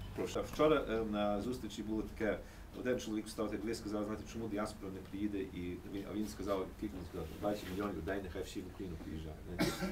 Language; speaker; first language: Ukrainian; early bilingual, heritage; English